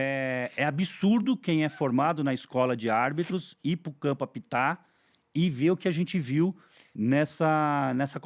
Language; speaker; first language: Portuguese; native; Portuguese